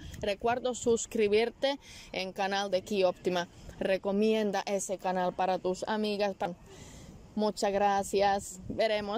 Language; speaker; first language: Spanish; non-native, learner; Finnish